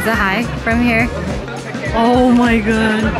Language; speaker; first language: English; native; English